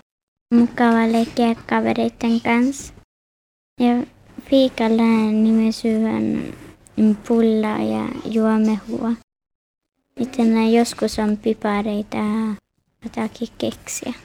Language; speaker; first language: Finnish; early bilingual, heritage; Finnish